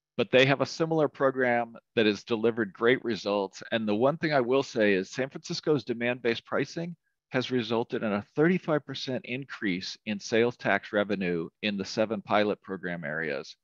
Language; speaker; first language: English; native; English